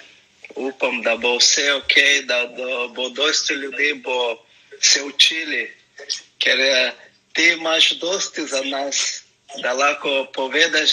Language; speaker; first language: Slovenian; non-native, learner; Portuguese